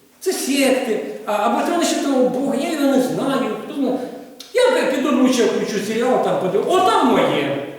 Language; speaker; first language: Ukrainian; non-native, local second language; Russian